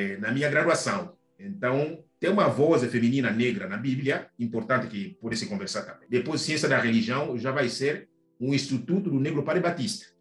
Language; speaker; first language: Portuguese; non-native, fluent; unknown